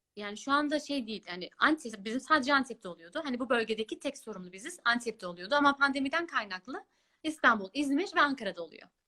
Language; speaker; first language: Turkish; early bilingual, heritage; Turkish